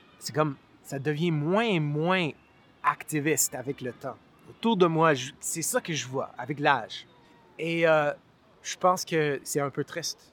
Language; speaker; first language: French; non-native, local second language; English